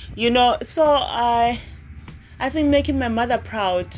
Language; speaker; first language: English; non-native, local second language; Zulu